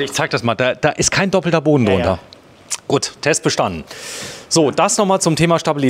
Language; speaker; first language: German; native; German